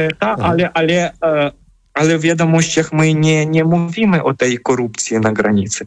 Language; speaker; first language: Polish; non-native, fluent; Ukrainian